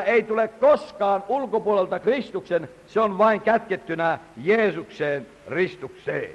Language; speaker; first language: Finnish; native; Finnish